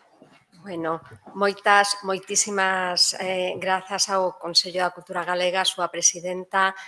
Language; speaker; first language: Galician; non-native, local second language; Spanish